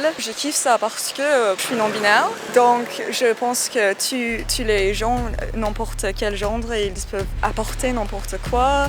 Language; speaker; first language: French; non-native, learner; English